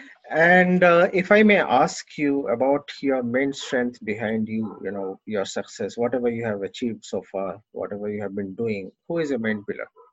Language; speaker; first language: English; non-native, local second language; Hindi